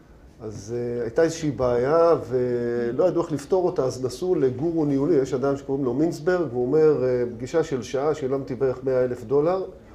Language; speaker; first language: Hebrew; native; Hebrew